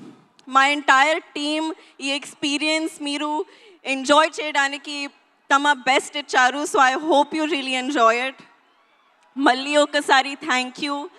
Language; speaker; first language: Telugu; non-native, learner; Hindi